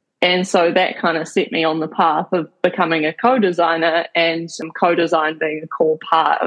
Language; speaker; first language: English; native; English